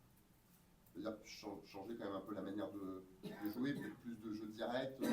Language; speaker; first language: French; native; French